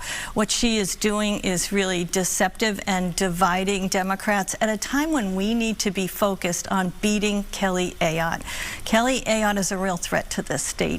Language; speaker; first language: English; native; English